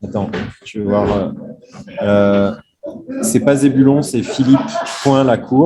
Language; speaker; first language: French; native; French